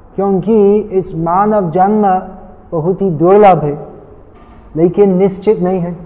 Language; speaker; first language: Hindi; non-native, fluent; English